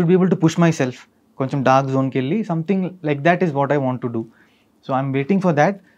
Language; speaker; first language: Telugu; non-native, fluent; Malayalam